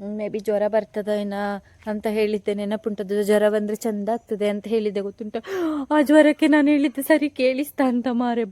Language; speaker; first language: Kannada; non-native, local second language; Tulu